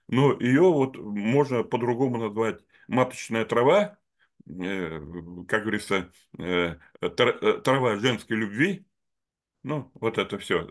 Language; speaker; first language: Russian; native; Russian